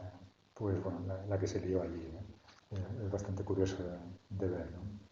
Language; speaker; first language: Spanish; native; Spanish